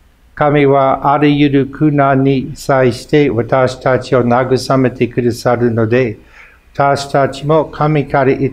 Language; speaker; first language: Japanese; non-native, fluent; English